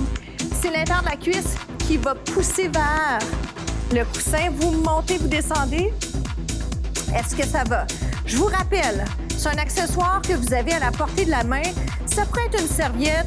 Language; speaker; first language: French; native; French